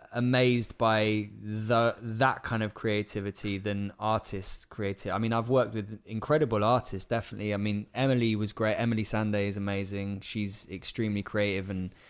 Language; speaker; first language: English; native; English